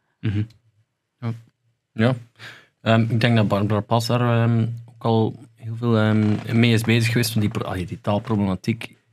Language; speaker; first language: Dutch; native; Dutch